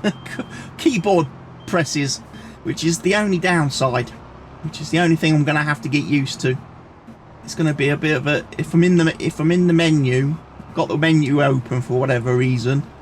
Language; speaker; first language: English; native; English